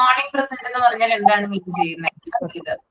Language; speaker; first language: Malayalam; native; Malayalam